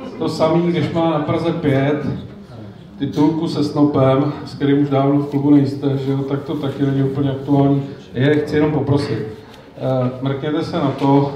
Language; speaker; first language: Czech; native; Czech